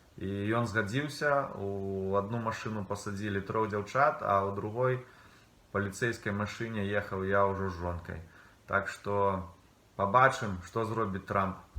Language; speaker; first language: Belarusian; native; Belarusian